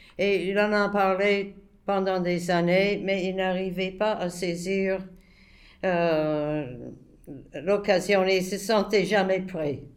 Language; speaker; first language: French; non-native, fluent; English